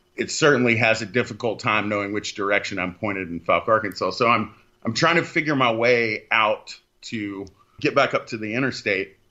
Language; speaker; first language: English; native; English